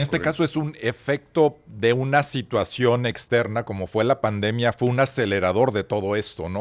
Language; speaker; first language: Spanish; native; Spanish